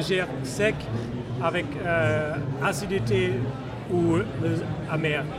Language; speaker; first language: French; non-native, learner; German